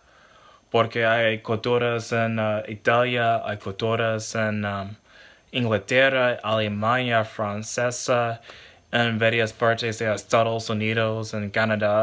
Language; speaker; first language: Spanish; non-native, learner; English